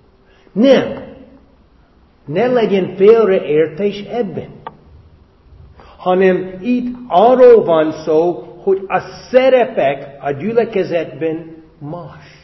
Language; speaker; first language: Hungarian; non-native, fluent; English